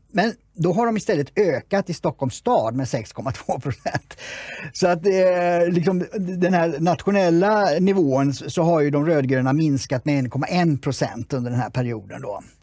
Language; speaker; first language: Swedish; native; Swedish